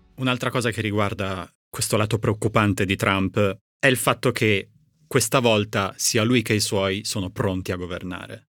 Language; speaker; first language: Italian; native; Italian